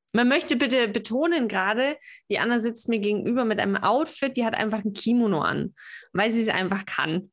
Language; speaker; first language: German; native; German